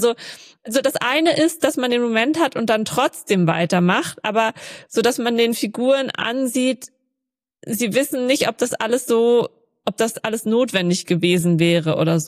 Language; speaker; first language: German; native; German